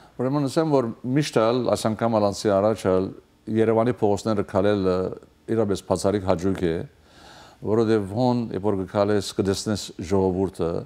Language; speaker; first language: Armenian; early bilingual, heritage; Armenian